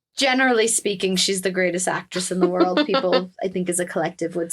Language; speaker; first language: English; native; English